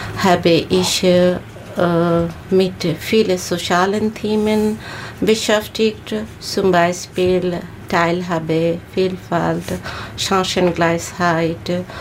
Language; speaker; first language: German; non-native, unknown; Bangla